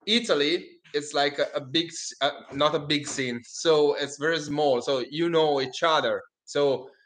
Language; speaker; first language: English; non-native, fluent; Italian